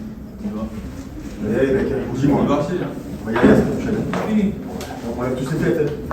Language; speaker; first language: French; native; French